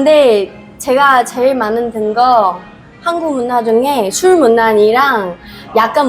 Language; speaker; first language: Korean; non-native, fluent; Chinese